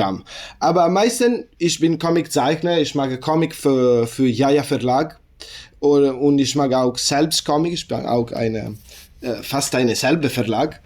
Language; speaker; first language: German; non-native, learner; Italian